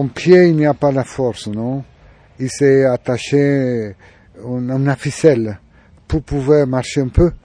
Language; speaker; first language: French; non-native, learner; Spanish